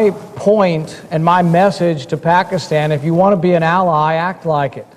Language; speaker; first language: English; native; English